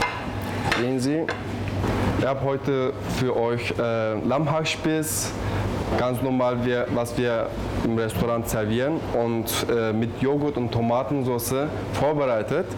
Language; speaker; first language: German; non-native, learner; Turkish